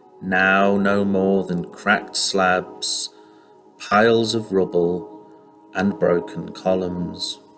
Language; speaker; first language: English; native; English